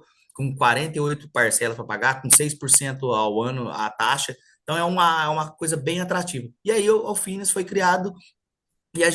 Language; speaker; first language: Portuguese; native; Portuguese